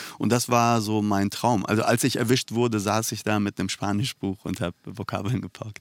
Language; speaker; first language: German; early bilingual, other home language; Persian